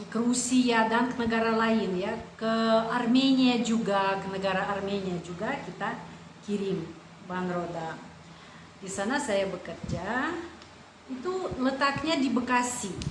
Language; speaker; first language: Indonesian; non-native, fluent; Russian